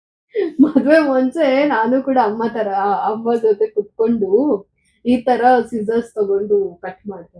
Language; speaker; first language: Kannada; non-native, learner; Marathi